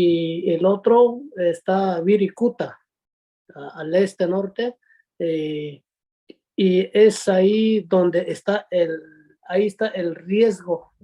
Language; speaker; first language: Spanish; non-native, local second language; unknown